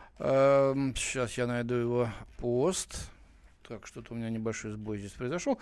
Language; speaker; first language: Russian; native; Russian